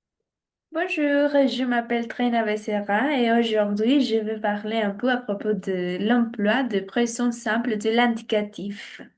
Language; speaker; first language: French; non-native, learner; Spanish